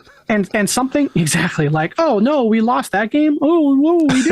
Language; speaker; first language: English; native; English